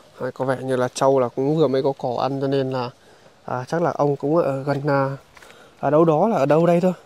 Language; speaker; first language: Vietnamese; native; Vietnamese